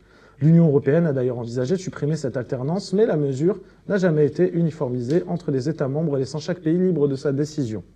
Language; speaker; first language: French; native; French